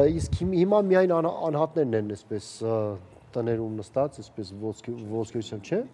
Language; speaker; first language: Armenian; native; Armenian